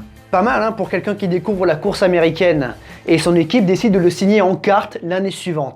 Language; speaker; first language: French; native; French